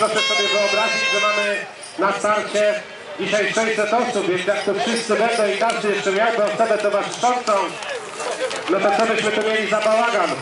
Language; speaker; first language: Polish; native; Polish